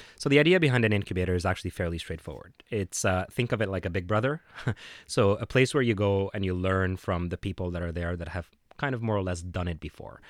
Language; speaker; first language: English; non-native, fluent; Arabic